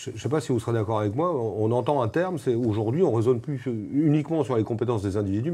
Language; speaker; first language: French; native; French